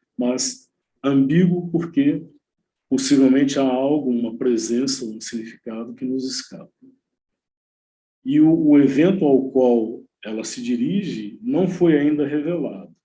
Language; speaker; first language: Portuguese; native; Portuguese